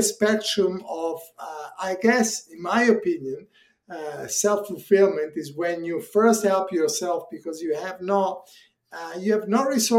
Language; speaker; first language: English; non-native, fluent; Italian